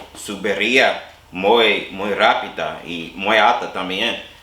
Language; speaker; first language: Spanish; non-native, learner; English